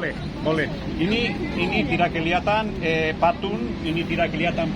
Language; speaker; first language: Indonesian; non-native, fluent; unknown